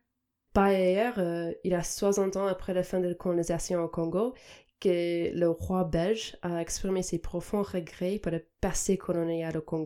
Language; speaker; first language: French; non-native, fluent; English